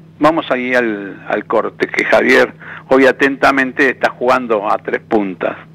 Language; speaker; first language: Spanish; native; Spanish